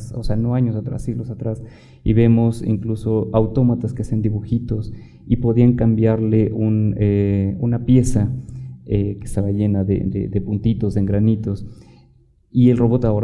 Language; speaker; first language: Spanish; native; Spanish